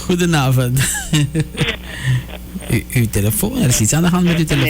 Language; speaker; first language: Dutch; native; Dutch